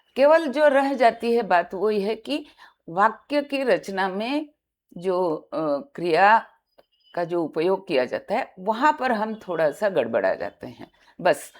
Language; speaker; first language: Hindi; non-native, local second language; Marathi